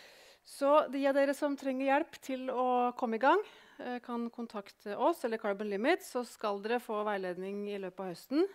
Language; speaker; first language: Norwegian; native; Norwegian